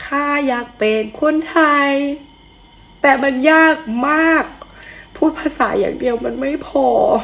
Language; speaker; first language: Thai; non-native, fluent; Russian